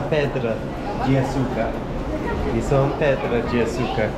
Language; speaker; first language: Portuguese; non-native, learner; English